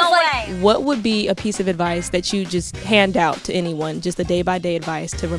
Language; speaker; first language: English; native; English